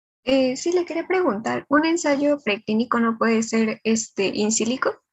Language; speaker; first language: Spanish; native; Spanish